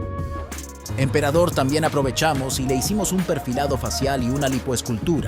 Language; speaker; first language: Spanish; native; Spanish